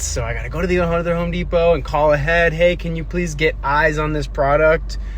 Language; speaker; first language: English; native; English